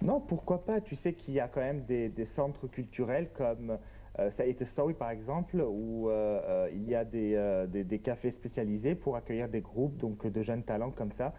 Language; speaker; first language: French; native; French